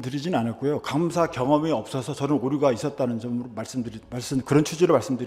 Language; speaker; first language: Korean; native; Korean